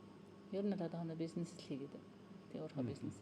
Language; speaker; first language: Mongolian; native; Mongolian